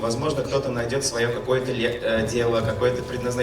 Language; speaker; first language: Russian; native; Russian